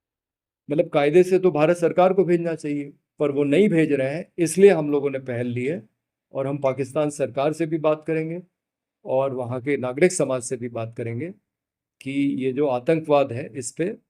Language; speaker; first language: Hindi; native; Hindi